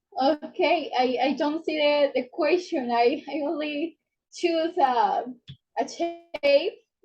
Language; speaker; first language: English; non-native, learner; Spanish